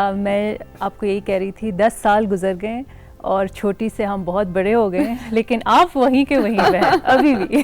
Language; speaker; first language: Urdu; non-native, local second language; Khowar